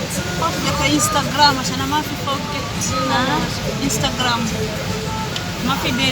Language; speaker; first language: Arabic; non-native, learner; Oromo